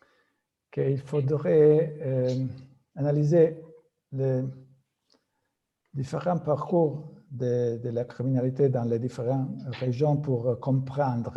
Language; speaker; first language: French; non-native, fluent; Italian